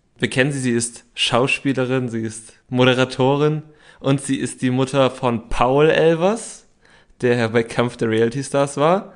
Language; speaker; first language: German; native; German